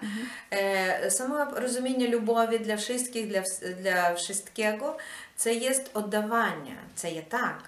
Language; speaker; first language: Polish; non-native, learner; Ukrainian